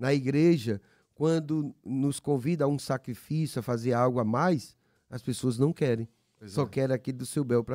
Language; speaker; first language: Portuguese; native; Portuguese